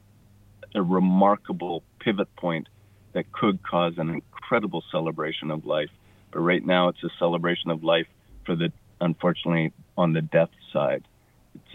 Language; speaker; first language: English; native; English